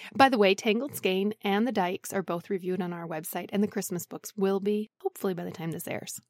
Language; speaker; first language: English; native; English